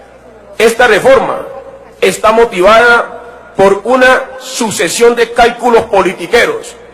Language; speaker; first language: Spanish; native; Spanish